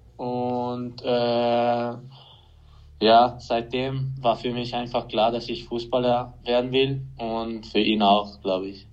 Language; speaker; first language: German; non-native, fluent; Hungarian